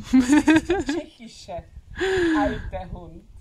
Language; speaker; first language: German; non-native, fluent; Czech